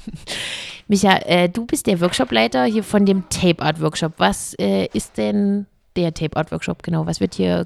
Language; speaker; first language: German; native; German